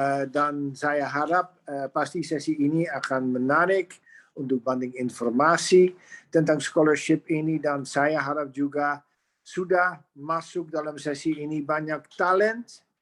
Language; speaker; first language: Indonesian; non-native, fluent; Dutch